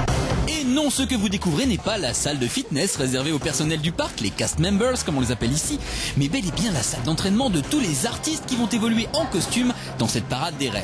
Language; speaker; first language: French; native; French